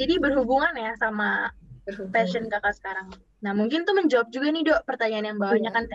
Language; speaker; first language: Indonesian; native; Indonesian